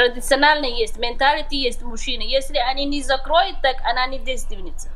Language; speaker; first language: Russian; non-native, learner; Somali